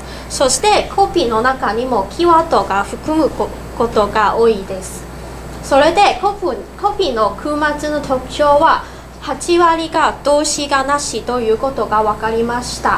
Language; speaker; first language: Japanese; non-native, learner; Cantonese